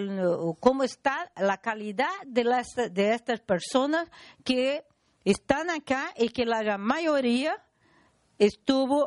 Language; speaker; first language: Spanish; non-native, learner; Portuguese